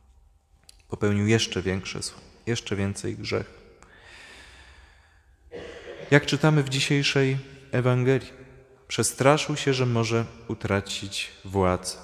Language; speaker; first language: Polish; native; Polish